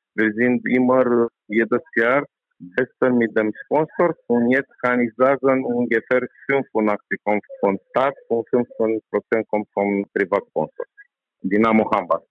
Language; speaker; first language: German; non-native, learner; Romanian